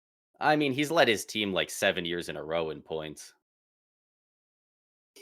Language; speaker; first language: English; native; English